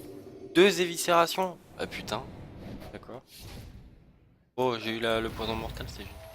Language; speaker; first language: French; native; French